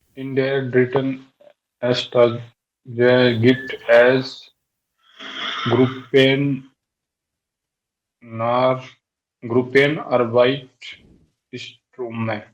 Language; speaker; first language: German; non-native, learner; Hindi